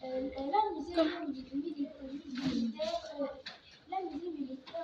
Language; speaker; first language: French; non-native, learner; Arabic